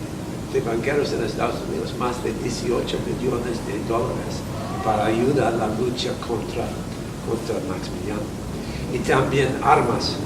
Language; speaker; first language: Spanish; non-native, fluent; English